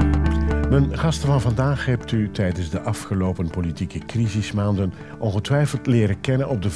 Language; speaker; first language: Dutch; native; Dutch